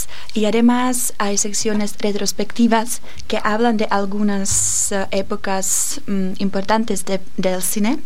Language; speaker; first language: Spanish; non-native, fluent; Czech